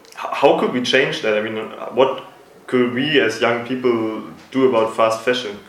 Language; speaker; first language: English; non-native, fluent; German